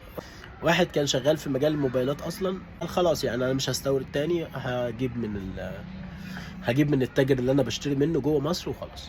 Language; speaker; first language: Arabic; native; Arabic